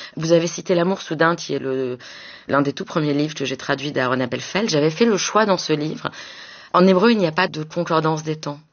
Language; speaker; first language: French; native; French